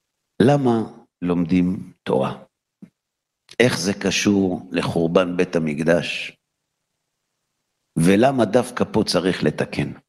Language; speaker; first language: Hebrew; native; Hebrew